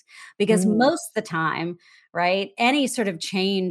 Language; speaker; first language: English; native; English